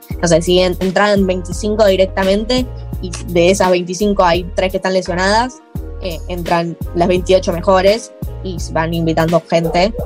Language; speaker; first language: Spanish; native; Spanish